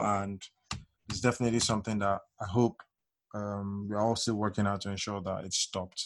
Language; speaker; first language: English; non-native, local second language; Yoruba